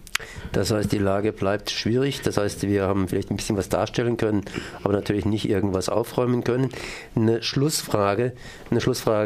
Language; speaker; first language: German; native; German